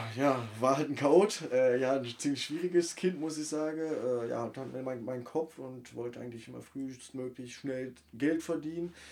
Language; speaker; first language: German; native; German